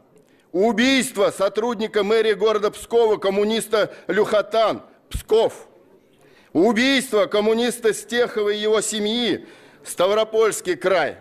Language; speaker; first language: Russian; native; Russian